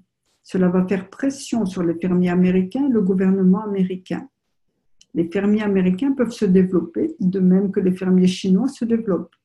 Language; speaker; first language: French; native; French